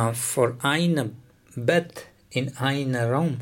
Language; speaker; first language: German; non-native, learner; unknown